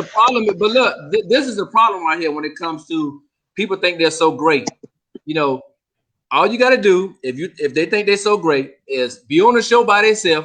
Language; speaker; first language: English; native; English